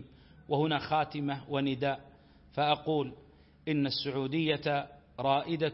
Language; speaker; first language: Arabic; native; Arabic